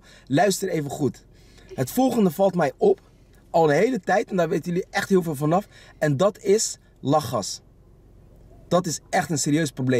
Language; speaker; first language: Dutch; native; Dutch